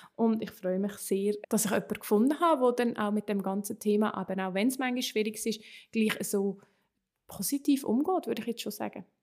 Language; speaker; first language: German; native; German